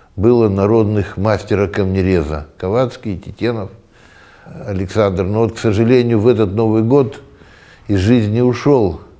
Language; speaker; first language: Russian; native; Russian